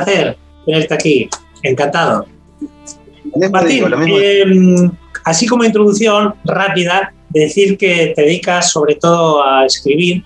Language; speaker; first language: Spanish; native; Spanish